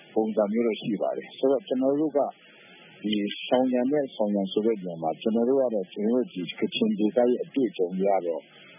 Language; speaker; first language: Burmese; non-native, local second language; Kachin